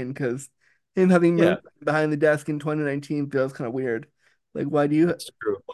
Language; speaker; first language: English; native; English